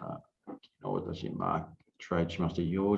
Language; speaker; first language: Japanese; non-native, learner; English